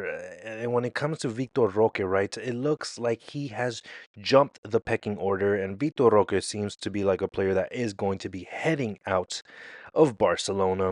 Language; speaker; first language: English; native; English